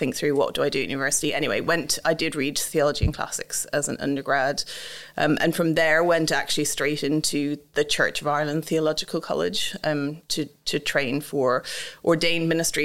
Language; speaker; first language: English; native; English